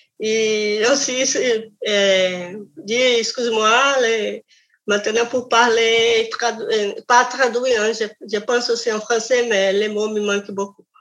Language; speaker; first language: French; non-native, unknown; Portuguese